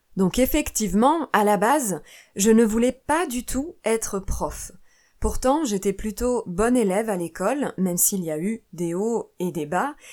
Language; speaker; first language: French; native; French